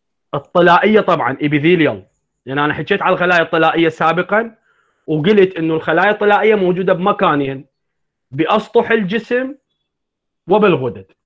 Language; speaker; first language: Arabic; native; Arabic